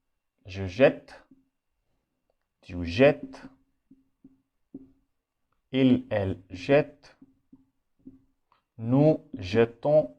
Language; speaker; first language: French; non-native, fluent; Hindi